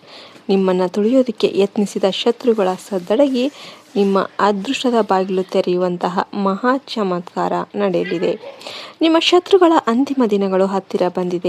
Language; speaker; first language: Kannada; native; Kannada